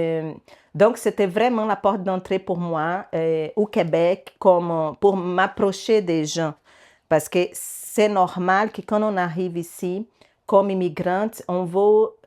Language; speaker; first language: French; non-native, learner; Portuguese